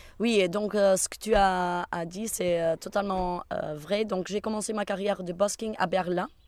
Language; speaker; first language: French; non-native, fluent; Portuguese